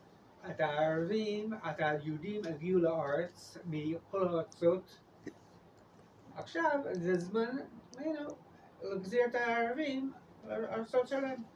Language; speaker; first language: Hebrew; non-native, learner; English